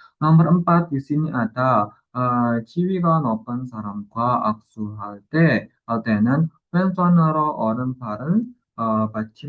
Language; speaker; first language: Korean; non-native, fluent; Indonesian